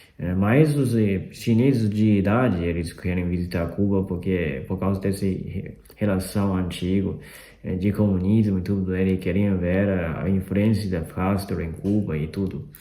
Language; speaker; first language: Portuguese; non-native, fluent; Chinese